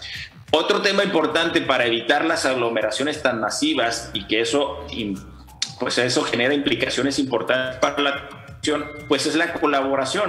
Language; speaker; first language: Spanish; native; Spanish